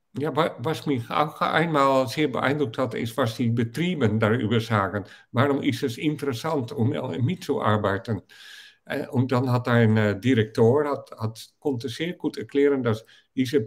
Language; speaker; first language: German; non-native, fluent; Dutch